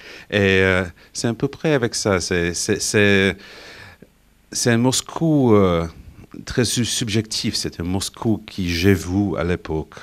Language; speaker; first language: French; non-native, fluent; English